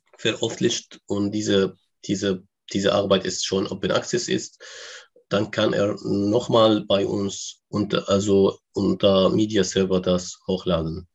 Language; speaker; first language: German; non-native, learner; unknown